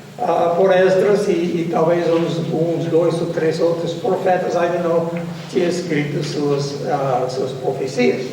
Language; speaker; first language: Portuguese; non-native, fluent; English